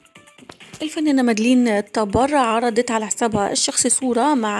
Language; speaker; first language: Arabic; native; Arabic